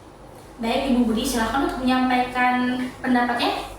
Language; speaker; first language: Indonesian; native; Indonesian